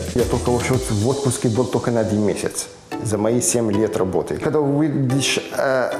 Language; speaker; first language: Russian; non-native, fluent; Arabic